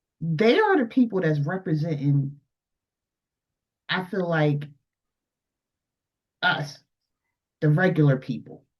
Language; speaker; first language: English; native; English